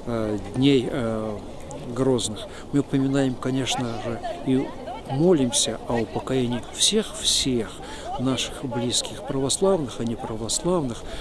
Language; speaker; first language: Russian; native; Russian